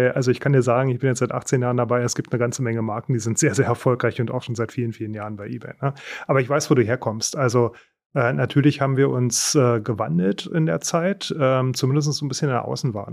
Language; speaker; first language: German; native; German